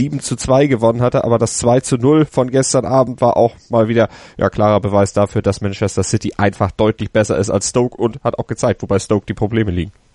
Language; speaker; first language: German; native; German